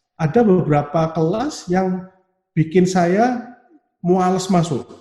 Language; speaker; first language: Indonesian; native; Indonesian